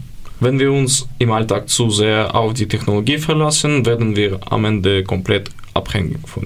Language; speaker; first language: German; non-native, learner; Ukrainian